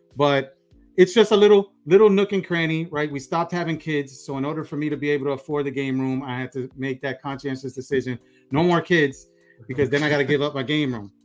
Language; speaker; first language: English; native; English